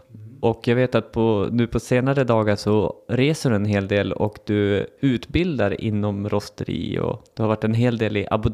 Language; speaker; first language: Swedish; native; Swedish